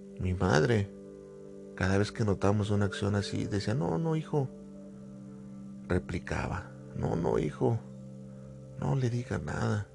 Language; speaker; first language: Spanish; native; Spanish